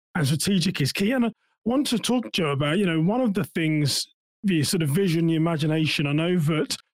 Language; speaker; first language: English; native; English